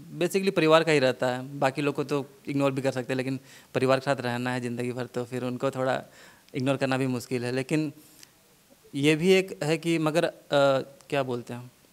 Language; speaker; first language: Hindi; native; Hindi